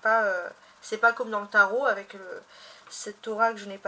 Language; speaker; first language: French; native; French